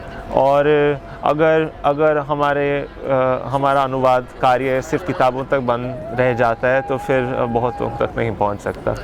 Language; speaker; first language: Hindi; native; Hindi